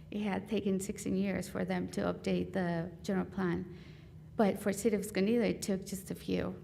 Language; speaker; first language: English; non-native, fluent; Spanish